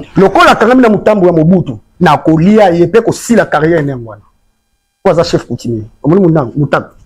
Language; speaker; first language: Lingala; native; Lingala